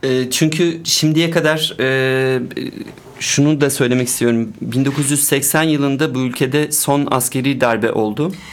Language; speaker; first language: Turkish; native; Turkish